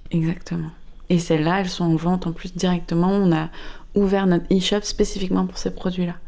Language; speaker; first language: French; native; French